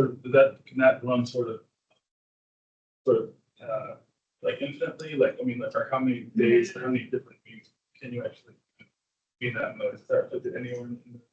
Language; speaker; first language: English; native; English